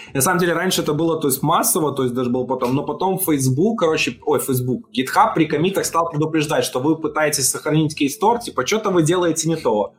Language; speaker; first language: Russian; native; Russian